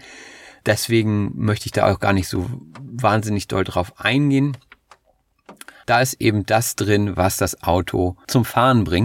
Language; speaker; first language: German; native; German